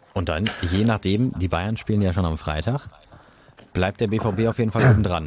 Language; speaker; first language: German; native; German